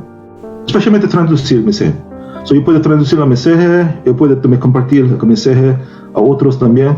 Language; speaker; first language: Spanish; non-native, learner; Korean